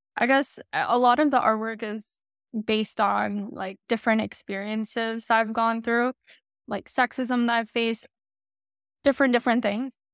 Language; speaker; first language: English; early bilingual, other home language; Hindi